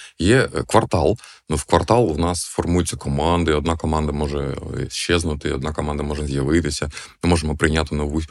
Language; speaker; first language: Ukrainian; non-native, local second language; Russian